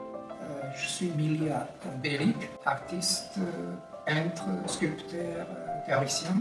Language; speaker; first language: French; non-native, fluent; Serbian